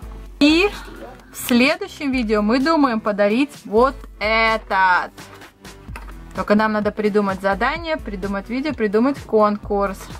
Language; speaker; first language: Russian; native; Russian